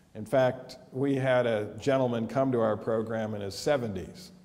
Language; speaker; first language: English; native; English